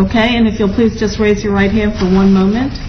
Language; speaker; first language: English; native; English